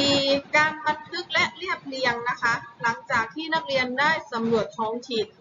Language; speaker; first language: Thai; native; Thai